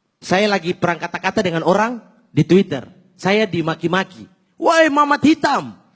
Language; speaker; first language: Indonesian; native; Indonesian